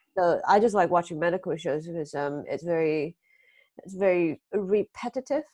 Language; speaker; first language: English; early bilingual, other home language; Chinese